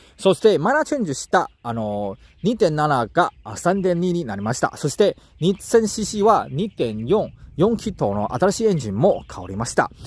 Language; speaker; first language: Japanese; non-native, learner; Chinese